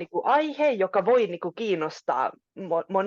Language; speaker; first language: Finnish; non-native, local second language; Swedish